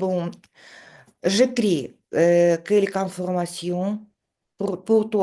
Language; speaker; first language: French; non-native, fluent; Russian